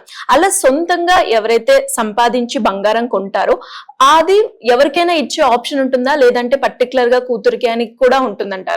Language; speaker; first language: Telugu; native; Telugu